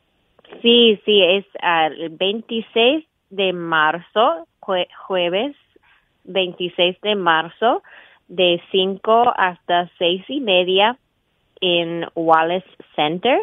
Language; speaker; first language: Spanish; non-native, fluent; English